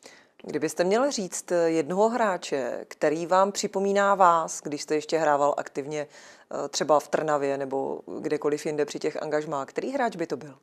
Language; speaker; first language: Czech; native; Czech